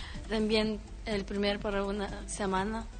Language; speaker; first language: Spanish; non-native, learner; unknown